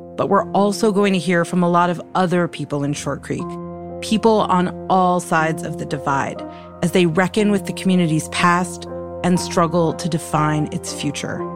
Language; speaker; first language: English; native; English